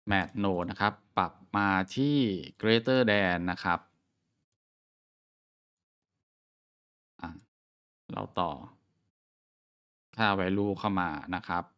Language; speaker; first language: Thai; native; Thai